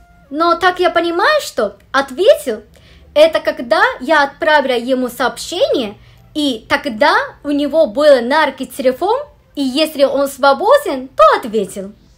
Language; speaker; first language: Russian; non-native, fluent; Japanese